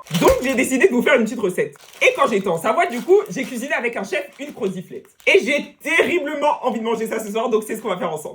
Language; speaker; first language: French; native; French